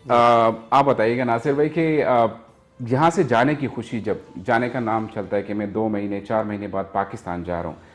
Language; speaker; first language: Urdu; non-native, local second language; Northern Hindko